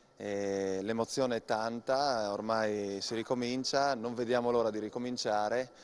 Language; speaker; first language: Italian; native; Italian